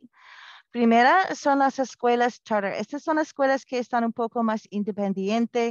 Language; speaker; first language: Spanish; non-native, fluent; English